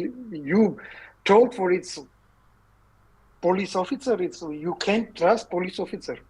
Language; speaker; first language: English; non-native, learner; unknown